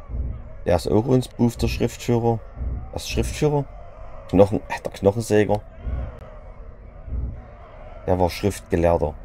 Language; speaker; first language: German; native; German